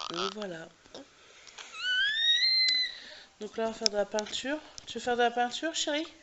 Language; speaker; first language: French; native; French